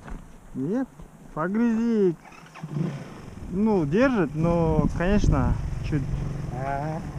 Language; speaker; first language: Russian; non-native, local second language; Kazakh